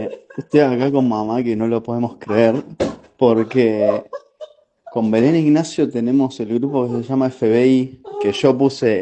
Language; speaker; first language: Spanish; native; Spanish